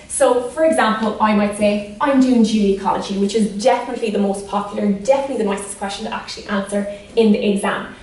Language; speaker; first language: English; native; English